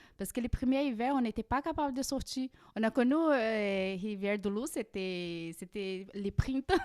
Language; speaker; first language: French; non-native, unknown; Portuguese